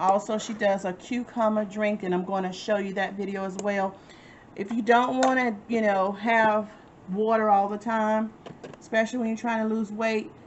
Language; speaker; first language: English; native; English